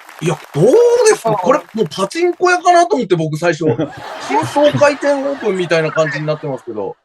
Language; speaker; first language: Japanese; native; Japanese